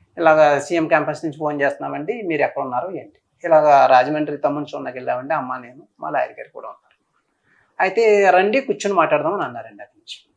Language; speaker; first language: Telugu; native; Telugu